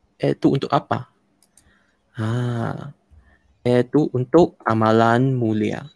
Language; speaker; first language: Malay; non-native, local second language; Chinese